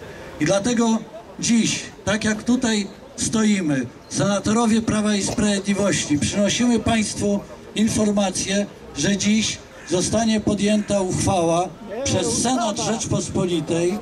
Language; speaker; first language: Polish; native; Polish